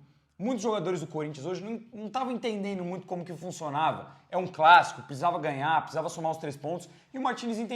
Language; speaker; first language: Portuguese; native; Portuguese